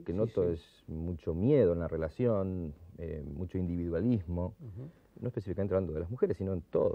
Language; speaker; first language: Spanish; native; Spanish